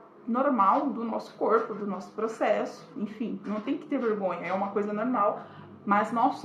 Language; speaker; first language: Portuguese; native; Portuguese